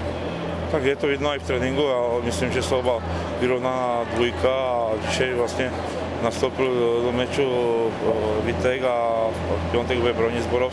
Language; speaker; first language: Polish; non-native, learner; Czech